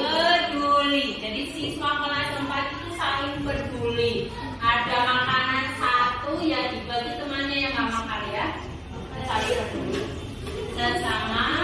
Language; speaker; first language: Indonesian; native; Indonesian